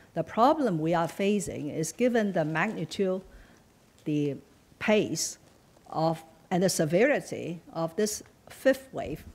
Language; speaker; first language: English; non-native, local second language; Chinese